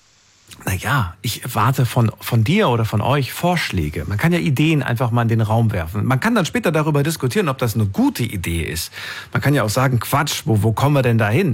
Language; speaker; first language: German; native; German